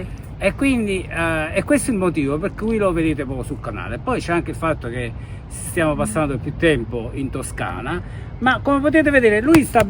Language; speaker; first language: Italian; non-native, fluent; English